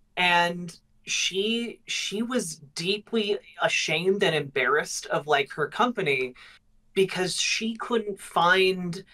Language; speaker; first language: English; native; English